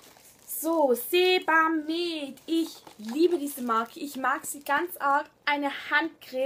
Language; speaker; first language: German; native; German